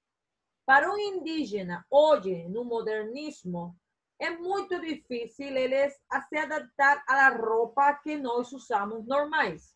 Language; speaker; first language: Spanish; non-native, fluent; Portuguese